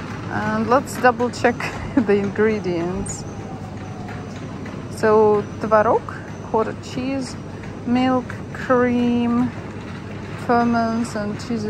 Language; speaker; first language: English; non-native, fluent; Russian